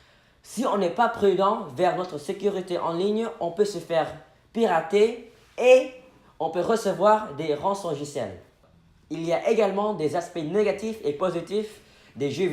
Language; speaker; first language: French; non-native, fluent; English